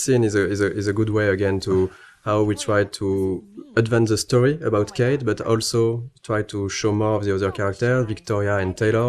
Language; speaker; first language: English; non-native, fluent; French